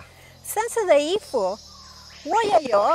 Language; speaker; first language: Chinese; non-native, learner; Spanish